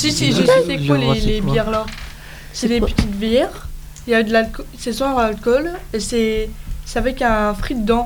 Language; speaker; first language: French; native; French